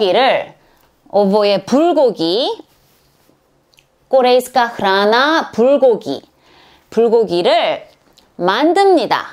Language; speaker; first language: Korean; non-native, learner; Serbian